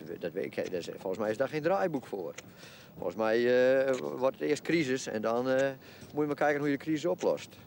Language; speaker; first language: Dutch; non-native, local second language; Western Frisian